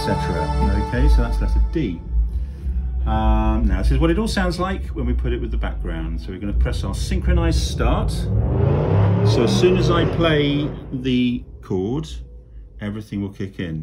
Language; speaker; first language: English; native; English